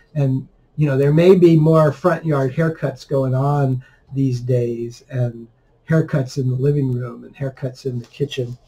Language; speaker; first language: English; native; English